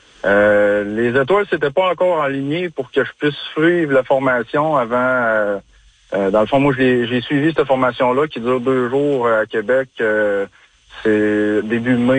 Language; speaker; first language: French; native; French